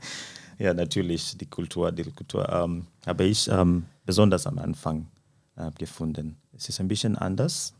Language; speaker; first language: German; non-native, fluent; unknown